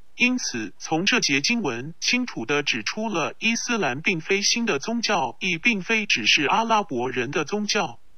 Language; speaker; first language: Chinese; non-native, local second language; Cantonese